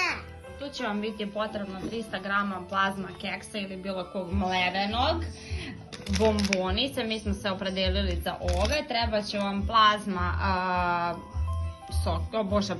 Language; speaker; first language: Bosnian; native; Bosnian